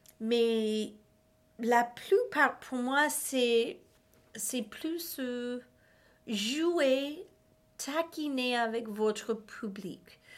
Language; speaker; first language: French; non-native, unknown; English